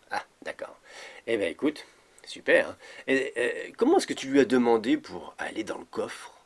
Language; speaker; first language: French; native; French